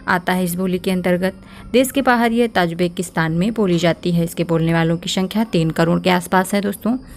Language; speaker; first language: Hindi; native; Hindi